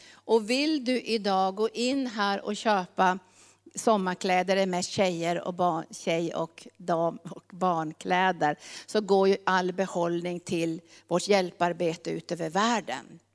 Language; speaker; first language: Swedish; native; Swedish